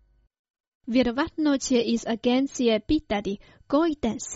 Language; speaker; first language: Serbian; non-native, fluent; Chinese